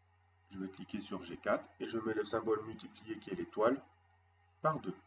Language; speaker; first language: French; native; French